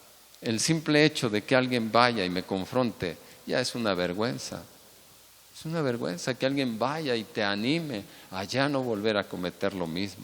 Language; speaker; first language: Spanish; native; Spanish